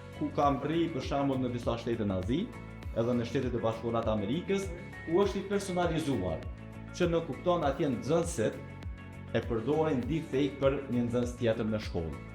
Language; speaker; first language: Albanian; native; Albanian